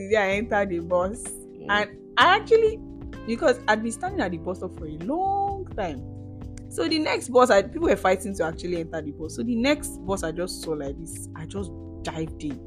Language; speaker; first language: English; non-native, local second language; Yoruba